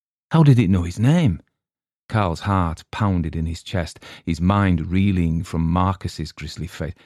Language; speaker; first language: English; native; English